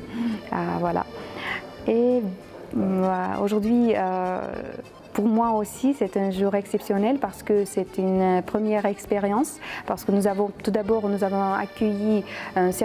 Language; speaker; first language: French; non-native, fluent; Uzbek